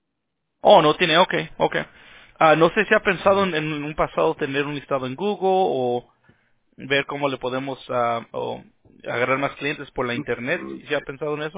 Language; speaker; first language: Spanish; early bilingual, heritage; Spanish